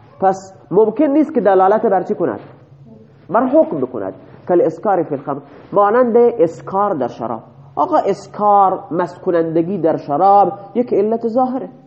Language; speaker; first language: Persian; native; Persian